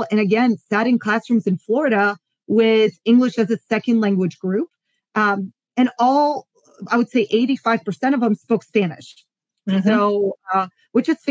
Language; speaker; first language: English; non-native, fluent; Polish